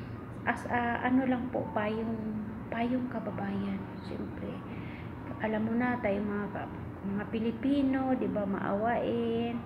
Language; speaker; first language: Filipino; non-native, local second language; Cebuano